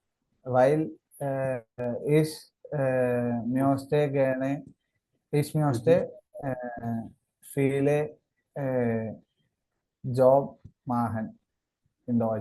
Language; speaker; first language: German; non-native, learner; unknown